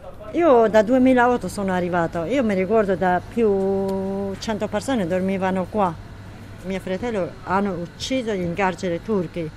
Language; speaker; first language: Italian; non-native, learner; Kurdish